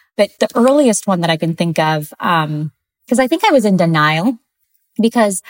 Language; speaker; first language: English; early bilingual, other home language; Spanish